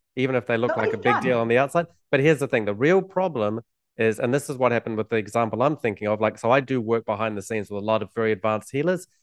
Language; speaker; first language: English; native; English